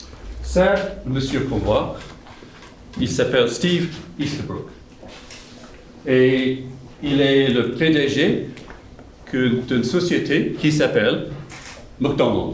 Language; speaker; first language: French; non-native, fluent; English